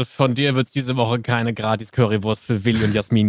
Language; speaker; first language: German; native; German